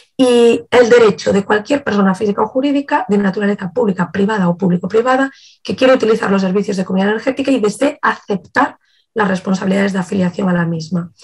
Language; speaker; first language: Spanish; native; Spanish